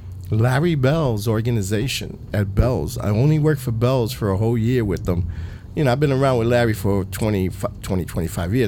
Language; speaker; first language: English; early bilingual, other home language; Spanish